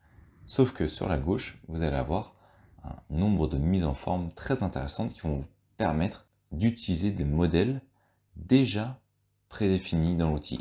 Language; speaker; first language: French; native; French